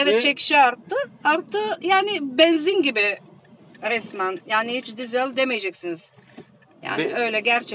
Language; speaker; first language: Turkish; early bilingual, heritage; Turkish